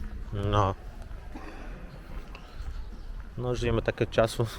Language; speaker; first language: Polish; non-native, learner; Kazakh